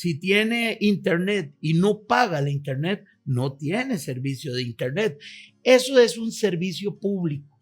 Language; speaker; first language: Spanish; native; Spanish